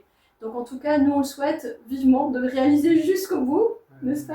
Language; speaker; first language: French; native; French